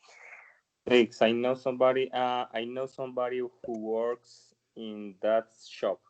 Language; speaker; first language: English; non-native, learner; Spanish